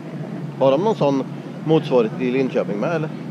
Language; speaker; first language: Swedish; native; Swedish